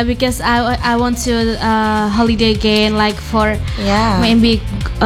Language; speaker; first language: English; non-native, learner; Indonesian